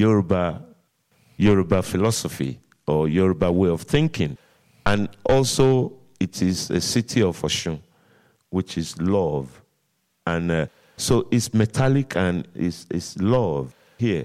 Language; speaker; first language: English; non-native, local second language; Yoruba